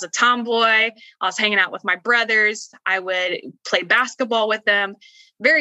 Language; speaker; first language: English; native; English